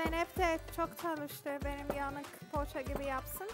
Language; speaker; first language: Turkish; non-native, learner; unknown